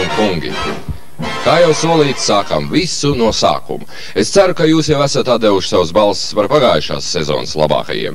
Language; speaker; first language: Latvian; native; Latvian